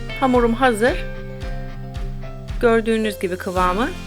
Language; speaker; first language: Turkish; native; Turkish